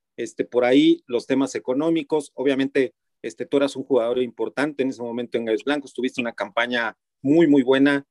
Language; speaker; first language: Spanish; native; Spanish